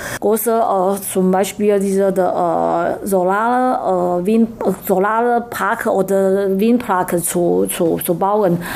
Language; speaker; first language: German; non-native, learner; Chinese